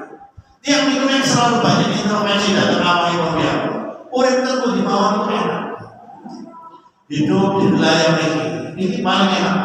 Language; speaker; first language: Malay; non-native, local second language; Javanese